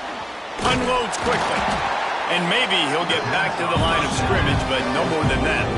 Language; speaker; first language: English; native; English